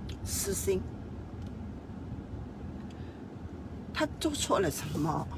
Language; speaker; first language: Chinese; non-native, fluent; Burmese